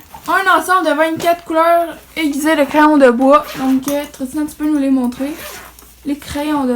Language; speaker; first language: French; native; French